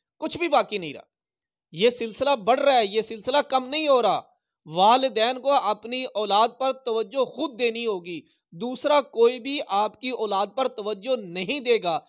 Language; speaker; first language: Urdu; non-native, local second language; Punjabi